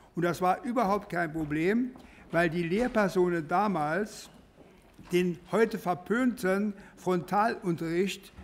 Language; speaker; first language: German; native; German